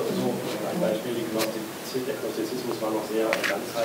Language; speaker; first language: German; native; German